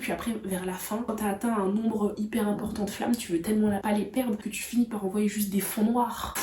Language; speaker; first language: French; native; French